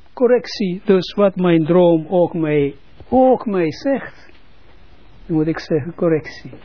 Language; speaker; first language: Dutch; non-native, fluent; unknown